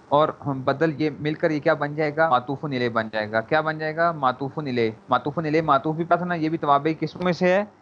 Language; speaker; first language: Urdu; native; Urdu